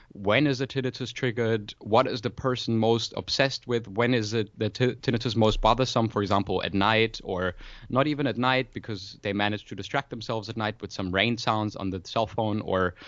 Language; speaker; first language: English; non-native, fluent; German